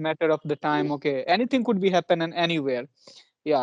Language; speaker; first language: English; non-native, local second language; Punjabi